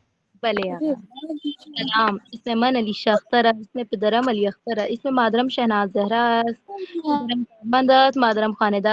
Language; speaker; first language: Persian; non-native, learner; Urdu